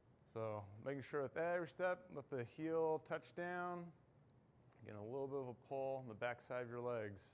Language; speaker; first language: English; native; English